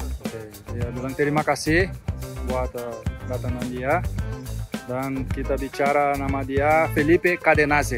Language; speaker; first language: Indonesian; non-native, learner; Spanish